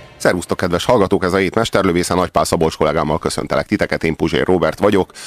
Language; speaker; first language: Hungarian; native; Hungarian